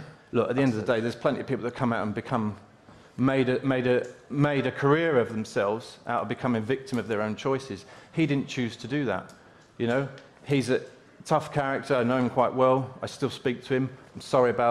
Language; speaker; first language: English; native; English